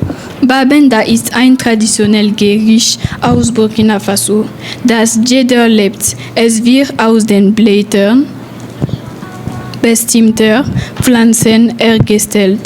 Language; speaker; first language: German; non-native, learner; French